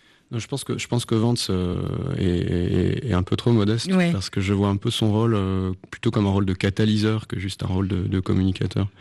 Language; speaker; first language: French; native; French